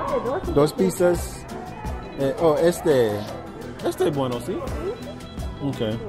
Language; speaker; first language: Spanish; non-native, learner; English